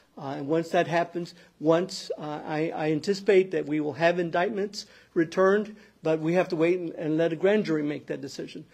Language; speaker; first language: English; early bilingual, other home language; Spanish